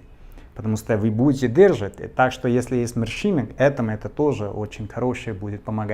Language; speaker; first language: Russian; non-native, learner; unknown